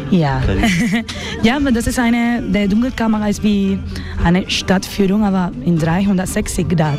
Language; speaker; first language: German; non-native, learner; Spanish